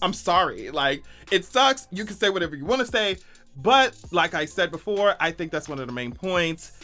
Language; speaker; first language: English; native; English